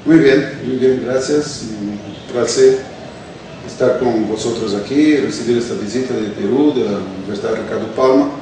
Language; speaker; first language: Spanish; non-native, fluent; Portuguese